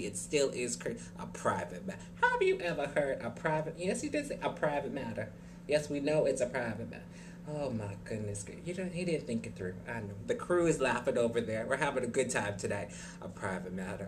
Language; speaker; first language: English; native; English